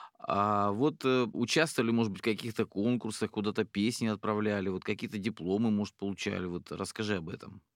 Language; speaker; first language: Russian; native; Russian